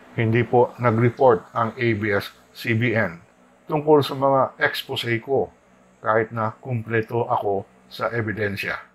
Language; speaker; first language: Filipino; non-native, local second language; Hiligaynon